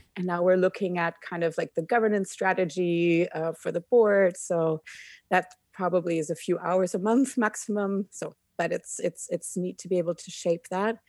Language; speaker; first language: English; native; English